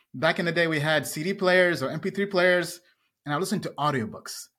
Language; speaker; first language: English; early bilingual, other home language; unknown